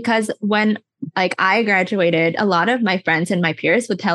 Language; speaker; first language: English; non-native, local second language; Filipino